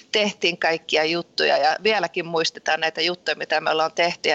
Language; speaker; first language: Finnish; early bilingual, heritage; Finnish